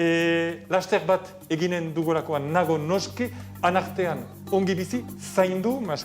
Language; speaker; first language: Basque; native; Basque